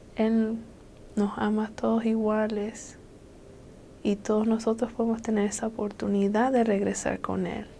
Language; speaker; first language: Spanish; early bilingual, other home language; English